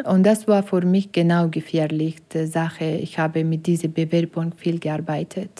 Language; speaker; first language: German; non-native, learner; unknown